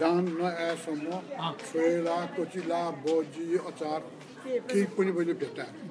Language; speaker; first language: Nepali; non-native, local second language; Newari